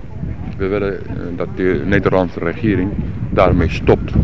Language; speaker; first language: Dutch; non-native, learner; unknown